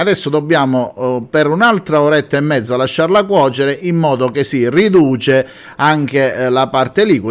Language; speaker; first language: Italian; native; Italian